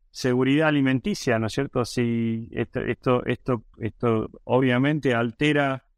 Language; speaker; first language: Spanish; native; Spanish